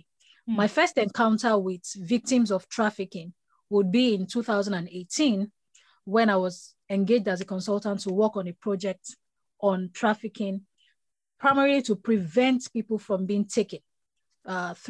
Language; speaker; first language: English; non-native, local second language; Yoruba